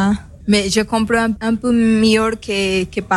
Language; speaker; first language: French; non-native, learner; Spanish